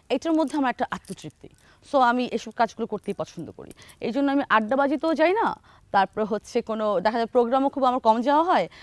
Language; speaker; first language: Bangla; native; Bangla